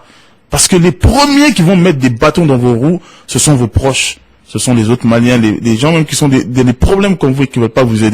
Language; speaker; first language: French; non-native, local second language; Bambara